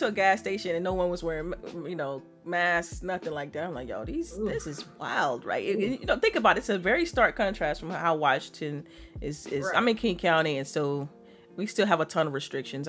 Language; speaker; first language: English; native; English